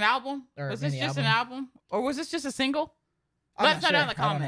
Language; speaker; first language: English; native; English